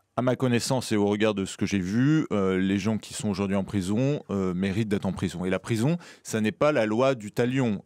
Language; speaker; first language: French; native; French